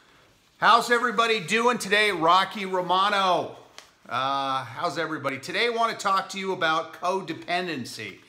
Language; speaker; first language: English; native; English